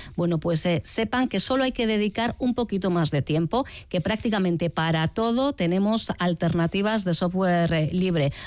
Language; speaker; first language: Spanish; native; Spanish